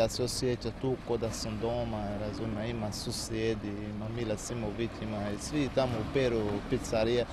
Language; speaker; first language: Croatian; non-native, learner; Portuguese